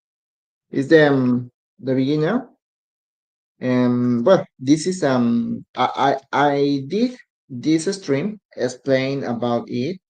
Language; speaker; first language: English; non-native, learner; Spanish